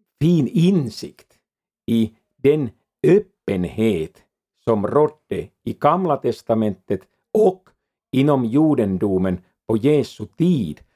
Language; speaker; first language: Swedish; non-native, fluent; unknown